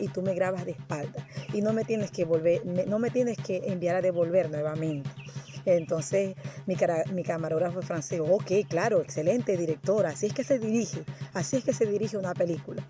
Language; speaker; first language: Spanish; non-native, local second language; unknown